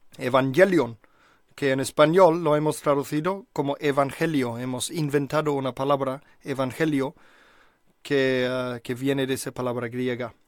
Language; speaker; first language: Spanish; non-native, fluent; English